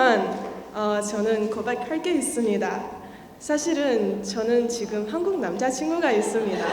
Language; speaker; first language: Korean; non-native, learner; Chinese